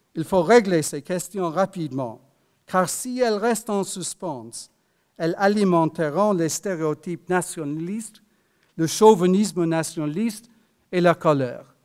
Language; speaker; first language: French; non-native, fluent; English